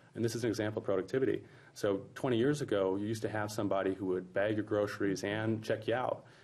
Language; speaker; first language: English; native; English